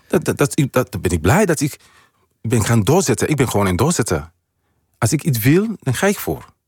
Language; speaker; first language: Dutch; non-native, fluent; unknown